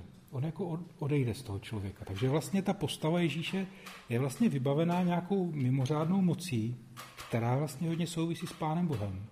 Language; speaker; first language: Czech; native; Czech